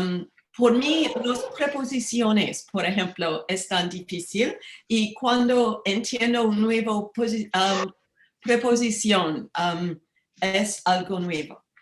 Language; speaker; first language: Spanish; non-native, learner; English